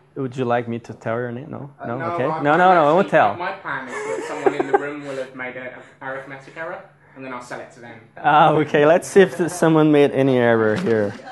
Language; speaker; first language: English; non-native, fluent; Portuguese